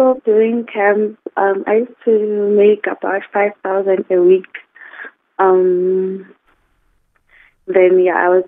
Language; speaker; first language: English; non-native, local second language; Zulu